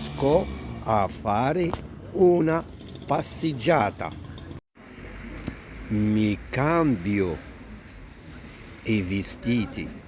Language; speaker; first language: Italian; non-native, fluent; Arabic